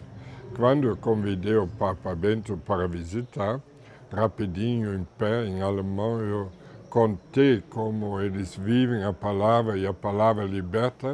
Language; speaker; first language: Portuguese; non-native, fluent; German